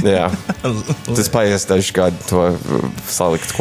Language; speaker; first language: Latvian; early bilingual, heritage; Latvian